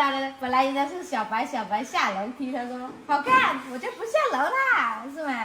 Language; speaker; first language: Chinese; native; Chinese